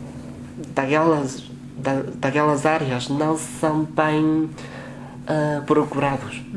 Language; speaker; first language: Portuguese; non-native, fluent; Chinese